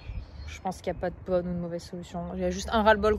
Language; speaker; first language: French; native; French